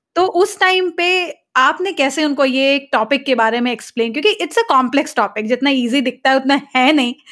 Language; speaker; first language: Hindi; native; Hindi